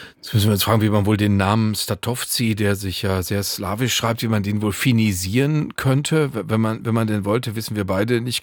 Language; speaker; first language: German; native; German